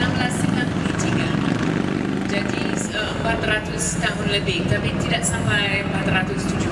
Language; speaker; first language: Indonesian; non-native, fluent; English